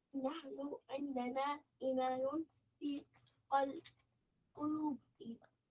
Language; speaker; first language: Arabic; non-native, learner; English